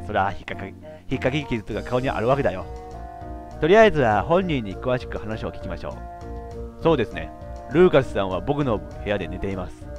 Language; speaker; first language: Japanese; native; Japanese